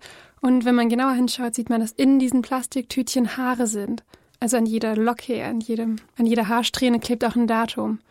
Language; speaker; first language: German; native; German